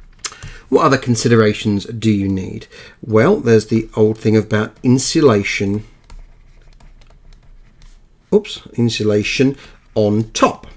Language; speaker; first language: English; native; English